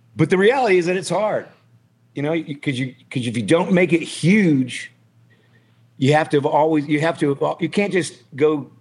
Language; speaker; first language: English; native; English